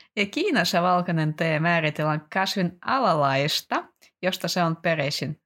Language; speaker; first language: Finnish; non-native, fluent; Russian